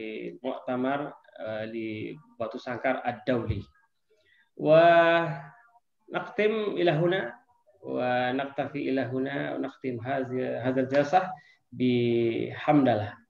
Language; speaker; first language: Arabic; non-native, fluent; Indonesian